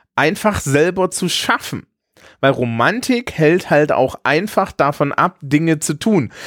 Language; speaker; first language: German; native; German